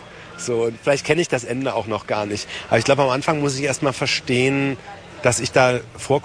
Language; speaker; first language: German; native; German